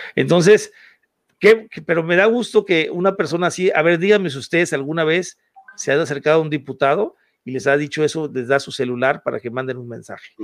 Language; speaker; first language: Spanish; native; Spanish